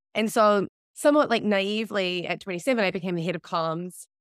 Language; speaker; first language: English; native; English